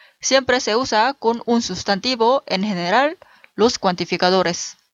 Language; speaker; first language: Spanish; non-native, fluent; Korean